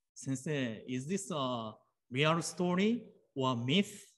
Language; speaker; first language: English; non-native, fluent; Japanese